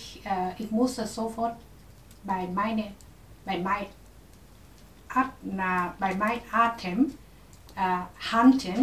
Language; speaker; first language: German; non-native, learner; Vietnamese